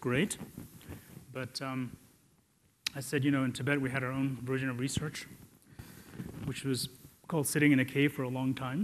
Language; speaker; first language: English; non-native, local second language; Tibetan